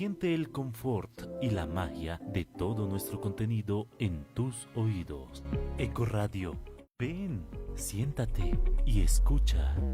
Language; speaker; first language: Spanish; native; Spanish